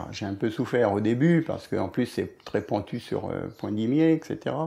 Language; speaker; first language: French; native; French